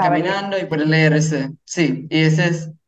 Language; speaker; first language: Spanish; early bilingual, heritage; English